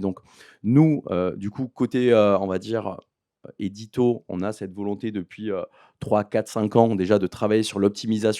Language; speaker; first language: French; native; French